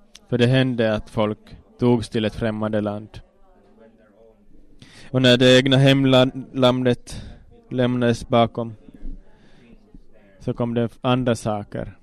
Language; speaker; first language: Swedish; non-native, local second language; Finnish